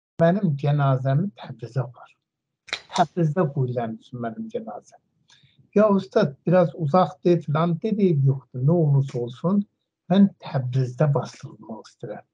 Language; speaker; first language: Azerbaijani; native; Azerbaijani